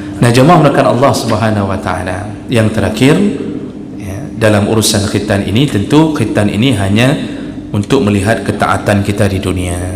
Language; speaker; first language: Malay; non-native, local second language; Achinese